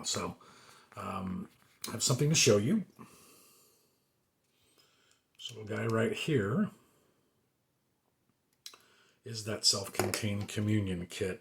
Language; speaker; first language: English; native; English